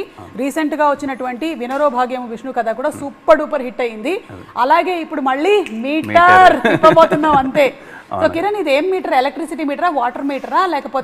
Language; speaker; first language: Telugu; native; Telugu